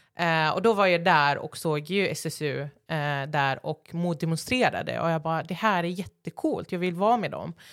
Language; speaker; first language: Swedish; early bilingual, other home language; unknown